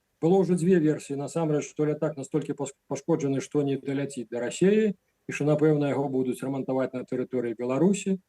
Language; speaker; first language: Belarusian; non-native, local second language; Russian